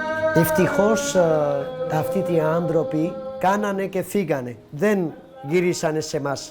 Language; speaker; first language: Greek; non-native, learner; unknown